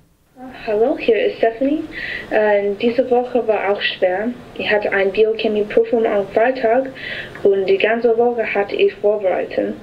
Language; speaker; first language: German; non-native, learner; English